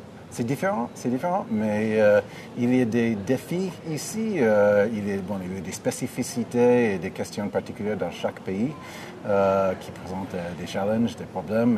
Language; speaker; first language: French; non-native, fluent; English